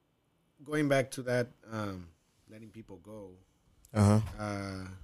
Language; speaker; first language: English; non-native, fluent; Spanish